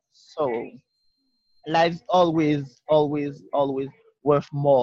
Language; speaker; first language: English; non-native, fluent; Haitian Creole